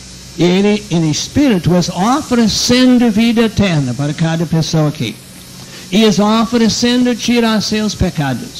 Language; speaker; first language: Portuguese; non-native, fluent; English